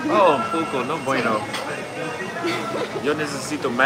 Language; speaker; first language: Spanish; non-native, learner; English